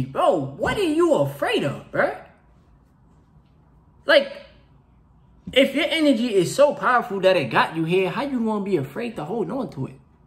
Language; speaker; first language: English; native; English